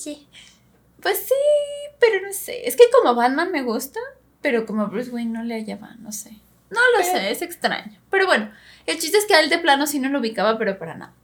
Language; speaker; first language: Spanish; native; Spanish